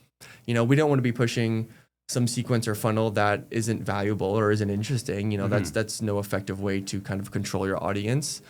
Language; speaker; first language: English; native; English